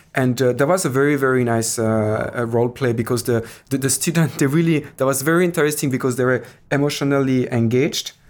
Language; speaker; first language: English; non-native, fluent; French